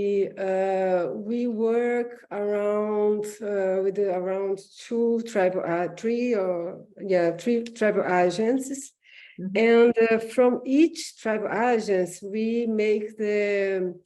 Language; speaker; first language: English; non-native, learner; Portuguese